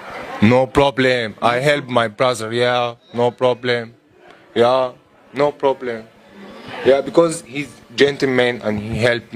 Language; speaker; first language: English; non-native, learner; Arabic